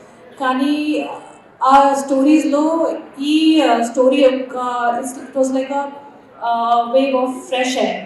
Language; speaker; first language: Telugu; non-native, local second language; Hindi